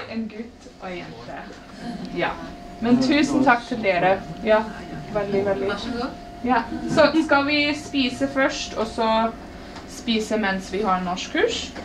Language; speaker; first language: Norwegian; non-native, fluent; English